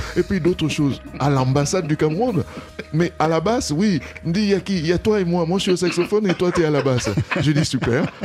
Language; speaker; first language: French; non-native, local second language; Duala